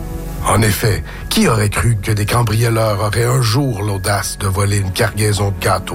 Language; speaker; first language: French; native; French